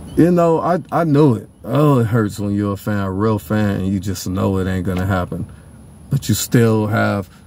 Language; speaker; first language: English; native; English